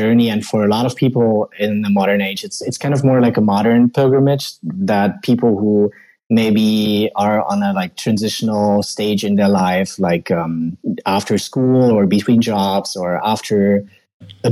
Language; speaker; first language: English; non-native, fluent; German